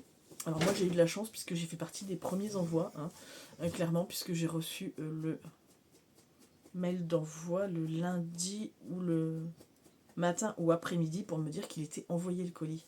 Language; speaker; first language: French; native; French